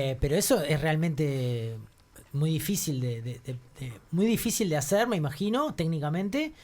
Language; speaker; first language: Spanish; native; Spanish